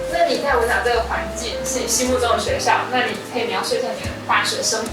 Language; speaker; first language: Chinese; native; Chinese